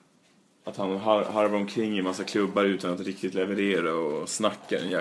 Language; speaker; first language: Swedish; native; Swedish